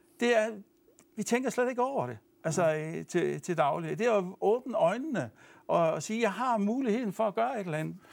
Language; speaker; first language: Danish; native; Danish